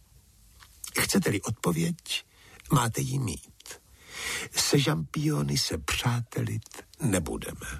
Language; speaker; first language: Czech; native; Czech